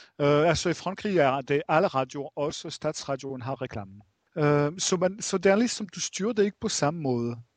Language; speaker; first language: Danish; non-native, fluent; French